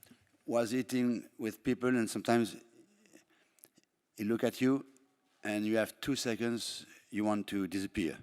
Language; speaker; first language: English; non-native, fluent; French